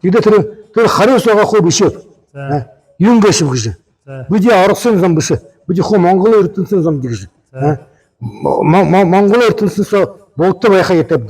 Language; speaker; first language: Mongolian; non-native, learner; Buriat